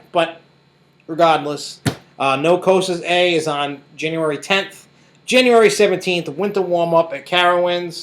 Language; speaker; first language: English; native; English